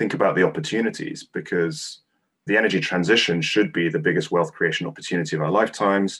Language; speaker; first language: English; non-native, local second language; Cantonese